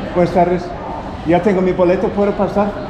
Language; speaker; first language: Spanish; non-native, learner; English